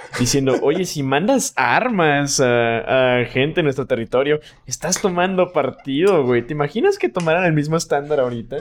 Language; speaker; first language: Spanish; native; Spanish